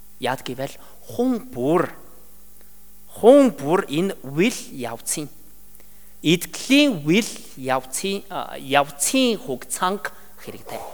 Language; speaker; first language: Mongolian; non-native, learner; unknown